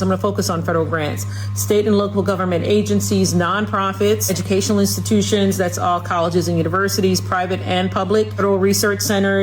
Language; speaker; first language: English; native; English